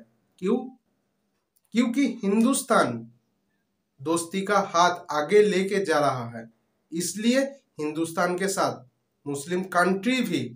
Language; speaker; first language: Hindi; non-native, local second language; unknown